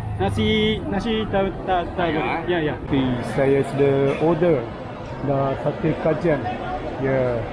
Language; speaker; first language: Malay; non-native, learner; Japanese